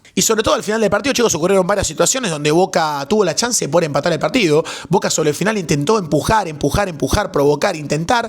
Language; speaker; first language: Spanish; native; Spanish